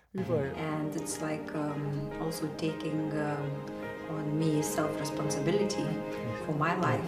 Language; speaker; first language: English; non-native, fluent; Lithuanian